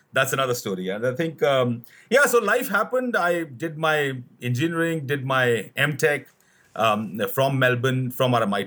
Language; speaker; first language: English; non-native, local second language; Hindi